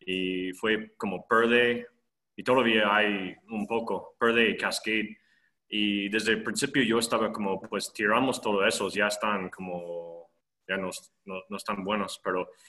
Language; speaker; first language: Spanish; non-native, fluent; English